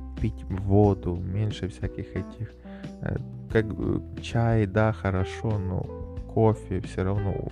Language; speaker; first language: Russian; native; Russian